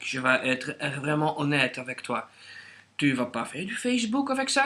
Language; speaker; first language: French; non-native, local second language; Dutch